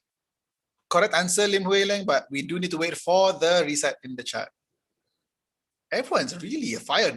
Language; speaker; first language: English; non-native, local second language; Malay